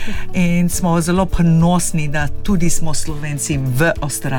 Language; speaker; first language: Slovenian; early bilingual, heritage; Slovenian